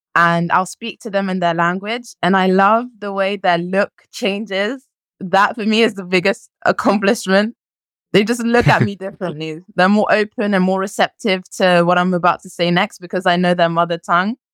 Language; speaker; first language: English; early bilingual, other home language; French